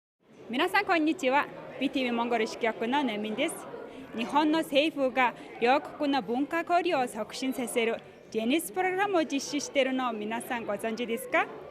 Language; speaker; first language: Japanese; non-native, fluent; Mongolian